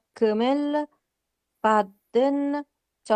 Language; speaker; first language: Korean; non-native, learner; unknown